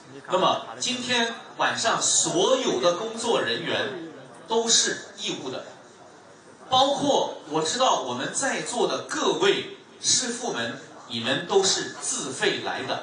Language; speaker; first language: Chinese; native; Chinese